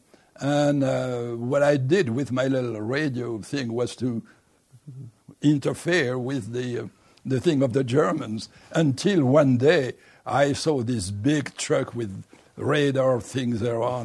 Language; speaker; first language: English; non-native, fluent; French